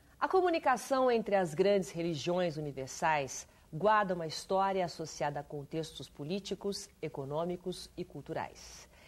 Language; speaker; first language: Portuguese; native; Portuguese